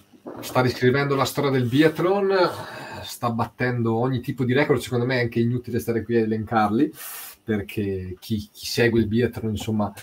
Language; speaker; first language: Italian; native; Italian